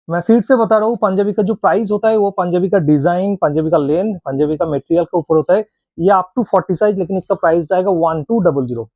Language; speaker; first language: Hindi; non-native, local second language; Bangla